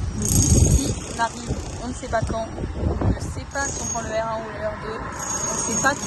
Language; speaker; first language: French; native; French